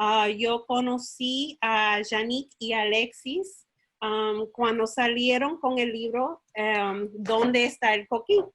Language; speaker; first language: Spanish; early bilingual, heritage; Spanish